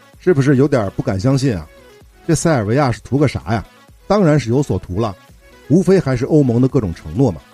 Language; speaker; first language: Chinese; native; Chinese